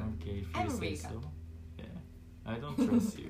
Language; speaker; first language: English; non-native, learner; Japanese